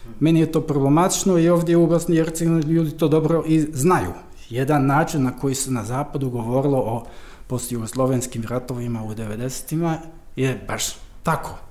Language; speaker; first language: Croatian; non-native, fluent; Dutch